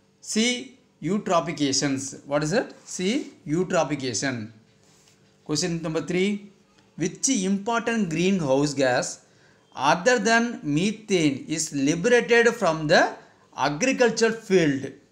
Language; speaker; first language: English; non-native, local second language; Tamil